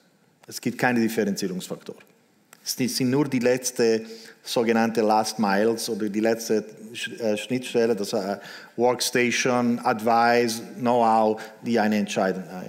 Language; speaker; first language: German; non-native, local second language; Italian